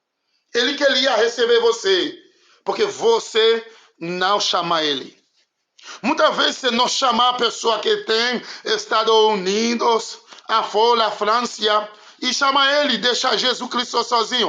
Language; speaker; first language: Portuguese; non-native, learner; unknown